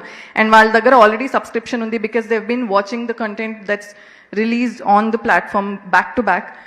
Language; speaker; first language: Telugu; non-native, local second language; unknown